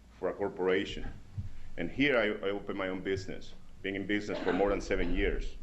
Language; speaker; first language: English; non-native, fluent; Spanish